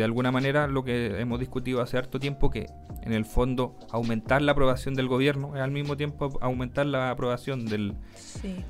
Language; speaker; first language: Spanish; native; Spanish